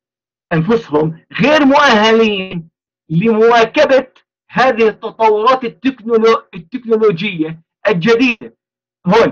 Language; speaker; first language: Arabic; native; Arabic